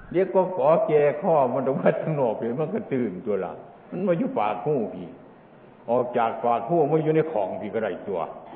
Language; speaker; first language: Thai; non-native, local second language; Northeastern Thai